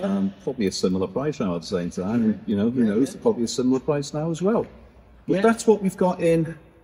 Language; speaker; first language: English; native; English